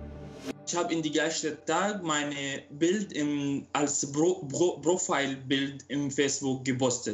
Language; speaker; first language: German; non-native, local second language; Arabic